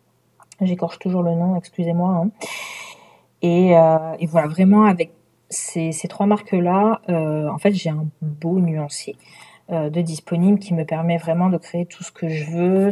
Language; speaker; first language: French; native; French